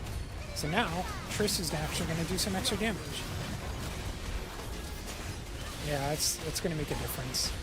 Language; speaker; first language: English; native; English